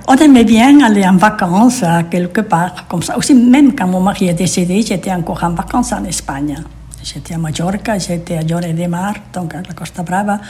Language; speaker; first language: French; non-native, fluent; Spanish